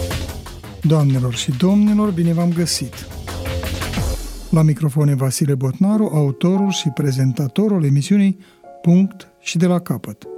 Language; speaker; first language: Romanian; native; Romanian